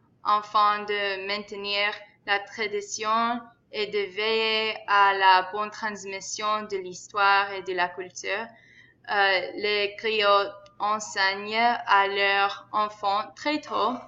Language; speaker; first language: French; non-native, learner; English